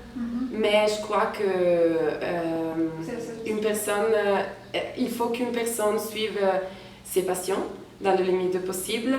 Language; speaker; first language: French; non-native, fluent; Italian